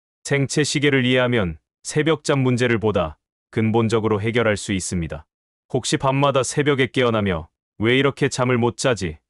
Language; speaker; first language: Korean; native; Korean